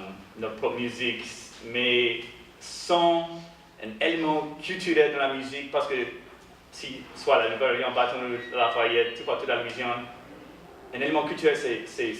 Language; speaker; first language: French; early bilingual, heritage; English